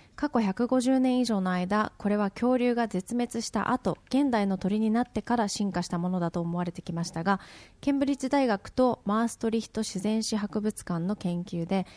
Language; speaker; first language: Japanese; native; Japanese